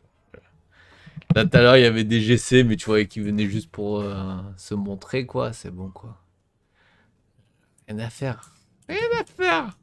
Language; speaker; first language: French; native; French